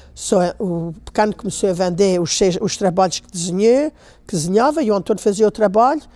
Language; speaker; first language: Portuguese; native; Portuguese